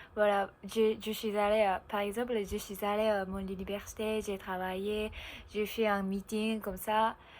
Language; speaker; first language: French; non-native, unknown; Japanese